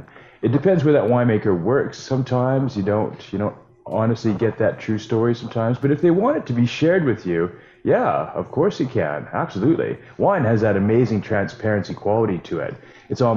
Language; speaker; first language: English; native; English